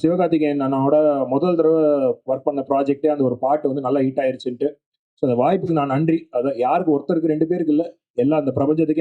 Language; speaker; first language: Tamil; native; Tamil